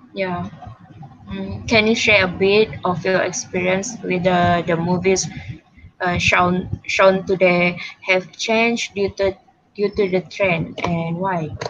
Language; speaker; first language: English; non-native, local second language; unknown